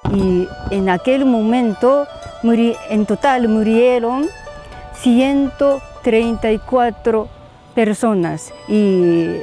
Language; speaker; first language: Spanish; non-native, learner; Japanese